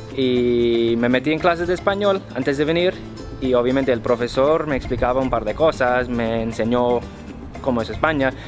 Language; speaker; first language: Spanish; non-native, fluent; English